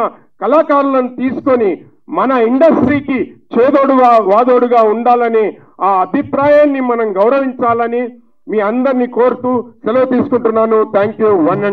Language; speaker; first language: Telugu; native; Telugu